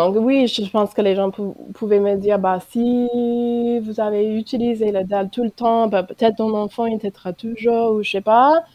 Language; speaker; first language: French; non-native, fluent; English